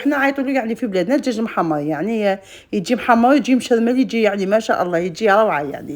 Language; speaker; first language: Arabic; native; Arabic